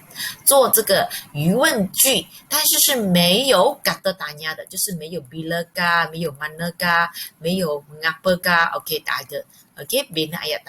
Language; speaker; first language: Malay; non-native, local second language; Chinese